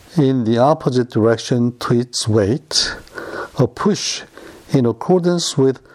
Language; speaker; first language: English; non-native, fluent; Korean